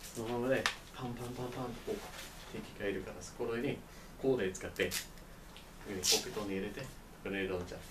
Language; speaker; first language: Japanese; non-native, learner; English